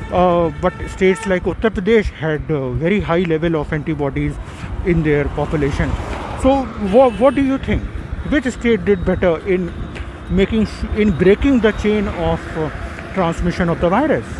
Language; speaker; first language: English; non-native, local second language; Hindi